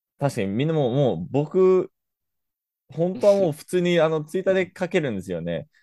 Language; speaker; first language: Japanese; non-native, fluent; English